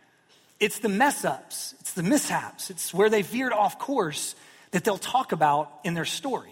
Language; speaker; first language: English; native; English